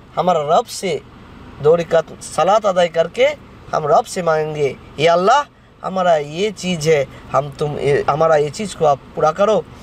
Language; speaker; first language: Hindi; non-native, local second language; Bangla